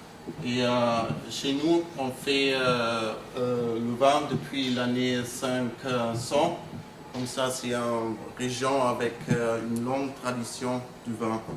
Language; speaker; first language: French; non-native, fluent; German